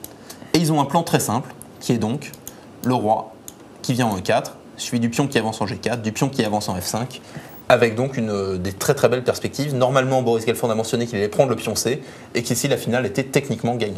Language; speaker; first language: French; native; French